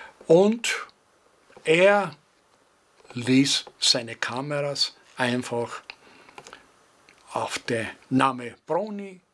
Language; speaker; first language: German; non-native, fluent; Greek